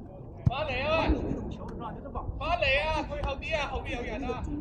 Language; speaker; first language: Chinese; native; Chinese